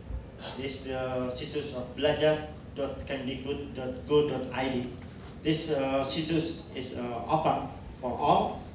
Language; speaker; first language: English; non-native, learner; Indonesian